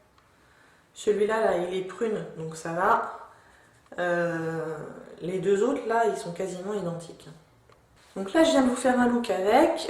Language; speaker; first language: French; native; French